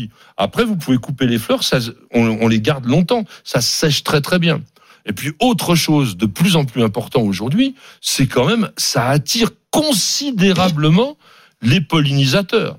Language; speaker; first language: French; native; French